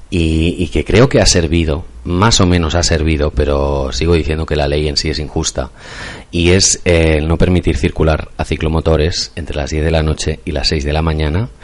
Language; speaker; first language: Spanish; non-native, local second language; Catalan